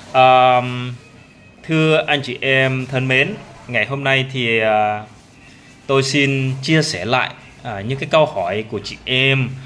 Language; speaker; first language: Vietnamese; non-native, local second language; Jarai